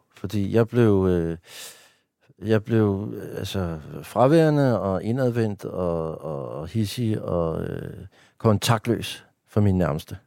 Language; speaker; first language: Danish; native; Danish